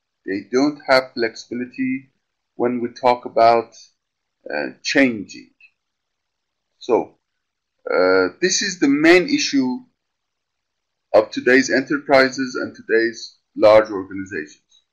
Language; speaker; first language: English; non-native, fluent; Persian